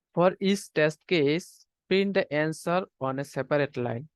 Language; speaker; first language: English; non-native, local second language; Bangla